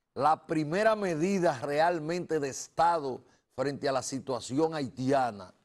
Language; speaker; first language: Spanish; native; Spanish